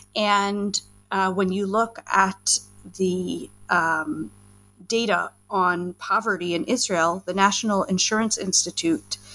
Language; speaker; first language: English; native; English